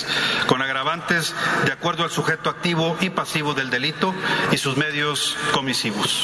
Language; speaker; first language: Spanish; native; Spanish